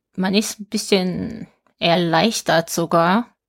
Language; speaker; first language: German; non-native, fluent; Japanese